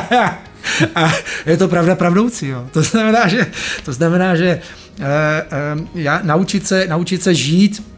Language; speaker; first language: Czech; native; Czech